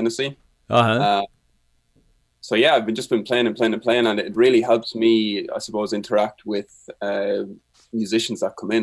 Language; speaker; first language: English; native; English